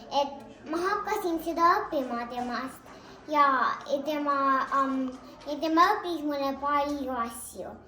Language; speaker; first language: Estonian; early bilingual, heritage; English